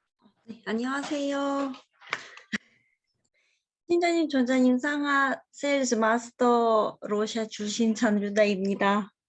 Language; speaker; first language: Korean; non-native, fluent; Russian